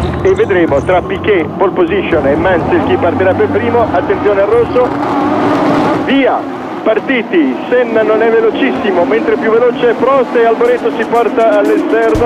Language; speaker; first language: Italian; native; Italian